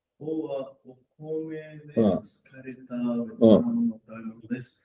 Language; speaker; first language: Japanese; non-native, learner; Spanish